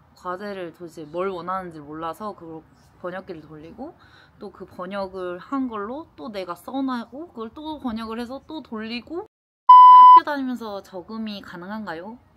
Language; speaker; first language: Korean; native; Korean